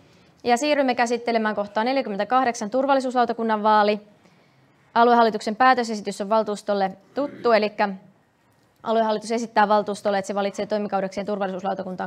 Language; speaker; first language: Finnish; native; Finnish